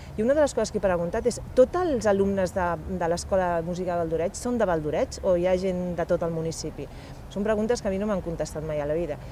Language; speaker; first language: Catalan; non-native, local second language; Spanish